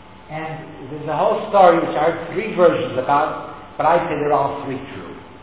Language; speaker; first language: English; native; English